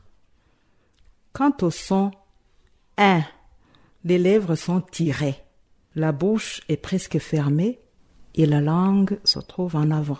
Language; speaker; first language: French; non-native, local second language; Rundi